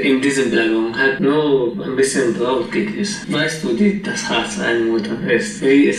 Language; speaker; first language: German; non-native, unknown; Arabic